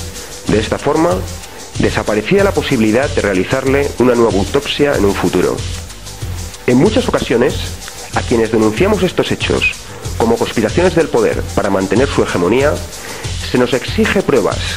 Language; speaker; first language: Spanish; native; Spanish